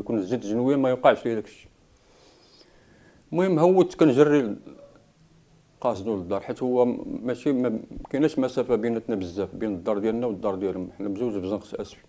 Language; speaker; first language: Arabic; native; Arabic